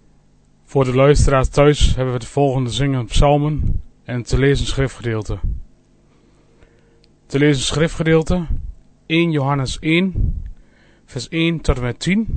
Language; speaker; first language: Dutch; native; Dutch